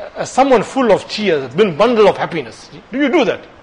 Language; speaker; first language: English; native; English